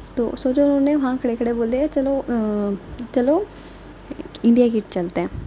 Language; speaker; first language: Hindi; native; Hindi